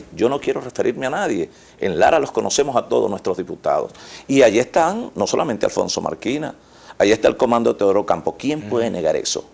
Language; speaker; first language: Spanish; native; Spanish